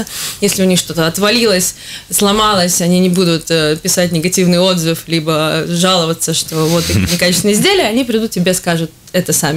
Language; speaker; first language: Russian; native; Russian